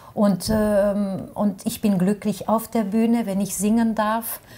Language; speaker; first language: German; non-native, fluent; French